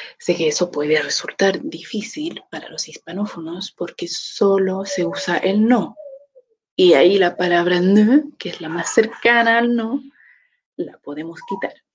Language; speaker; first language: Spanish; non-native, fluent; French